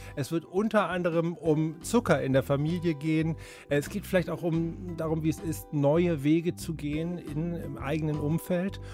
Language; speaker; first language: German; native; German